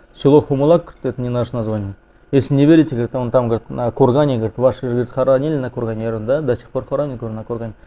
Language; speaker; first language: Russian; non-native, local second language; Kazakh